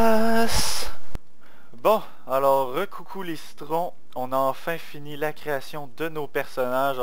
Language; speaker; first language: French; native; French